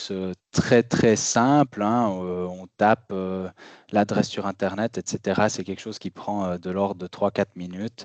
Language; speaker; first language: French; native; French